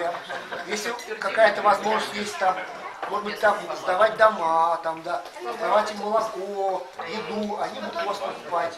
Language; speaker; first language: Russian; non-native, local second language; Bashkir